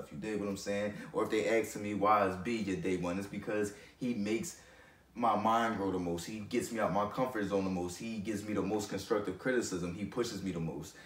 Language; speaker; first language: English; native; English